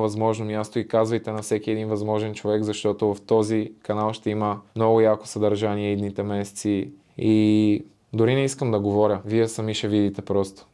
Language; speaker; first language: Bulgarian; native; Bulgarian